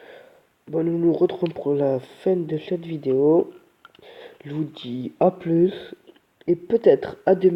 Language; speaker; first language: French; native; French